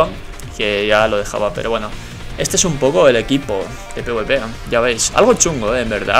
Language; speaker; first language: Spanish; native; Spanish